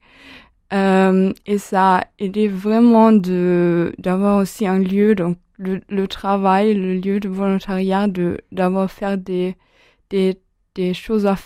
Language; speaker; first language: French; non-native, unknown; German